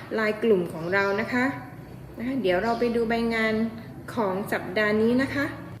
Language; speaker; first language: Thai; non-native, local second language; Malay